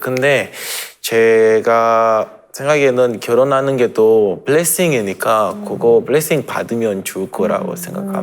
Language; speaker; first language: Korean; non-native, fluent; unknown